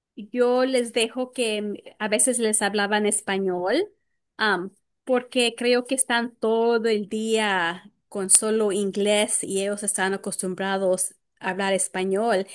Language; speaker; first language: Spanish; early bilingual, heritage; Spanish